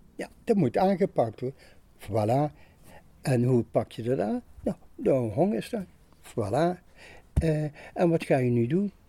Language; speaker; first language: Dutch; native; Dutch